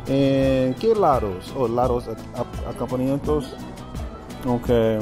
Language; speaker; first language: Spanish; non-native, learner; English